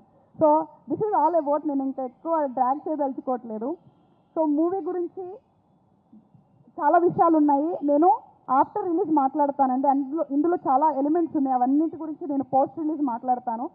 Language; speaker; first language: Telugu; native; Telugu